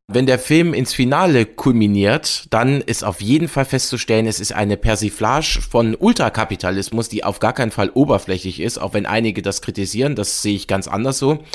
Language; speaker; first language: German; native; German